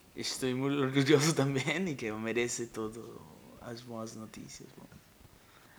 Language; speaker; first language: Portuguese; non-native, learner; Spanish